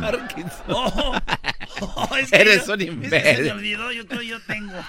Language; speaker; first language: Spanish; native; Spanish